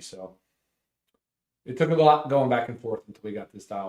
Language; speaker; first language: English; native; English